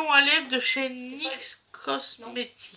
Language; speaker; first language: French; native; French